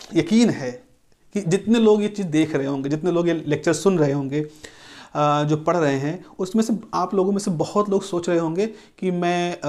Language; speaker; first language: Hindi; native; Hindi